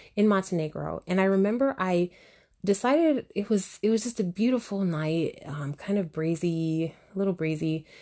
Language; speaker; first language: English; native; English